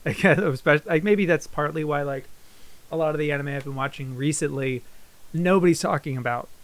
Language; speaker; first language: English; native; English